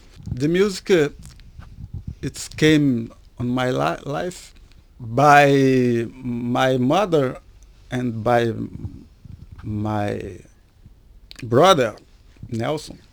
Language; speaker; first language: English; non-native, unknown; Portuguese